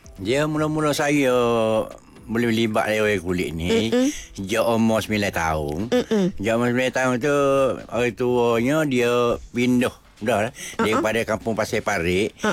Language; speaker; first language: Malay; non-native, local second language; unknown